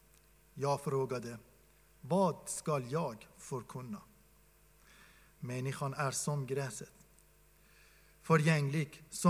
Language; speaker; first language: Swedish; non-native, fluent; Persian